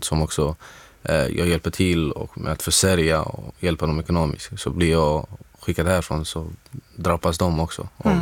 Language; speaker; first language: Swedish; non-native, fluent; Arabic